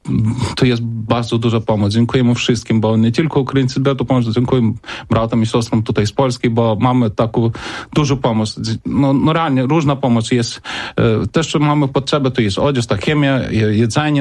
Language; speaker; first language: Polish; non-native, learner; Ukrainian